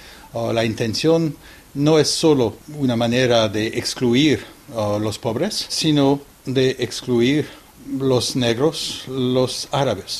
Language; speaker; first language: Spanish; non-native, fluent; French